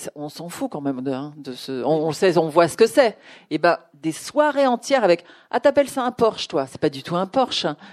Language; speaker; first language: French; native; French